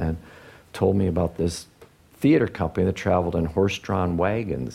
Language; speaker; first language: English; native; English